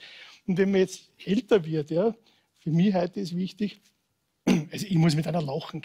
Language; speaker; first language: German; native; German